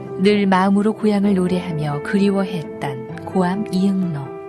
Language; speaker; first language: Korean; native; Korean